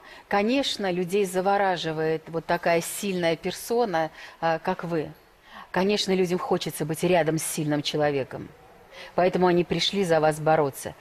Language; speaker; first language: Russian; native; Russian